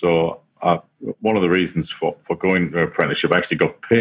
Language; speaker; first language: English; native; English